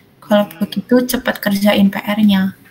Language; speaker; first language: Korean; non-native, learner; Indonesian